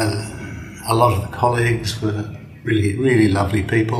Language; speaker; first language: English; native; English